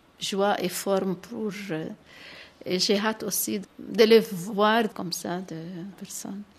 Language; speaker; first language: French; non-native, fluent; Arabic